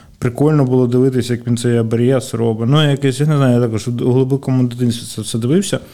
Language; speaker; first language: Ukrainian; native; Ukrainian